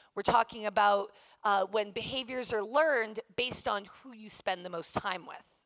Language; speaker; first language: English; native; English